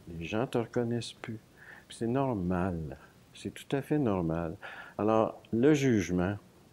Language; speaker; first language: French; native; French